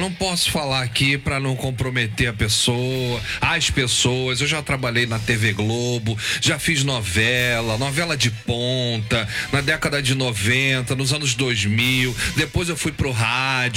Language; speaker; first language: Portuguese; native; Portuguese